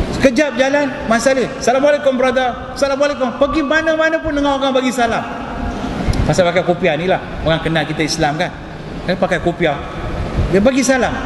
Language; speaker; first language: Malay; non-native, local second language; Tamil